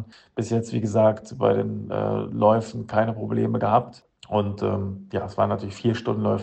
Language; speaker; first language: German; native; German